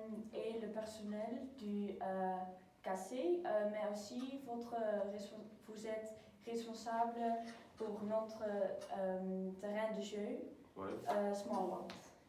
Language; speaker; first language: French; non-native, learner; Dutch